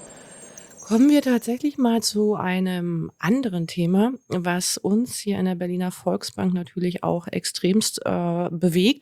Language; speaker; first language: German; native; German